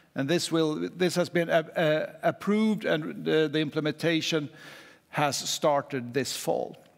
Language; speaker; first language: English; non-native, fluent; Swedish